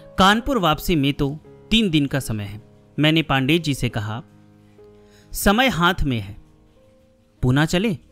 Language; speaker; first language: Hindi; native; Hindi